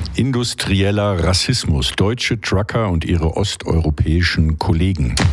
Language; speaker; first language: German; native; German